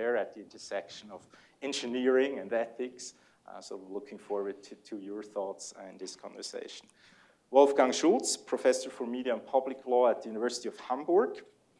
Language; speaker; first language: English; non-native, fluent; German